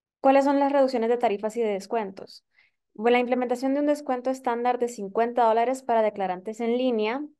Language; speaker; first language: Spanish; native; Spanish